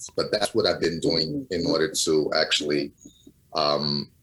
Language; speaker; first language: English; non-native, fluent; Portuguese